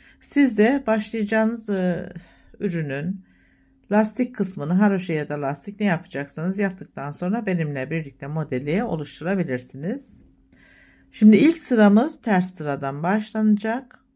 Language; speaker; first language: Turkish; native; Turkish